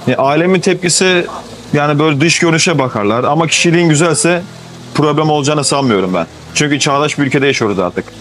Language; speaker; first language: Turkish; native; Turkish